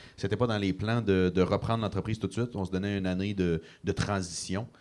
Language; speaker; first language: French; native; French